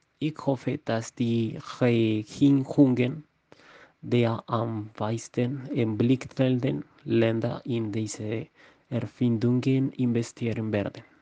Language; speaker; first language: German; non-native, learner; Spanish